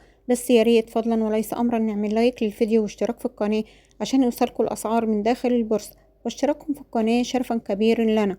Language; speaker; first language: Arabic; native; Arabic